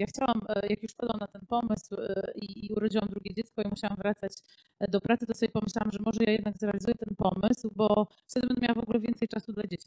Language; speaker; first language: Polish; native; Polish